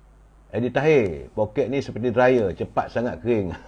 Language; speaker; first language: Malay; native; Malay